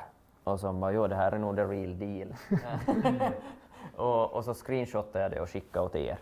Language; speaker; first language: Swedish; native; Swedish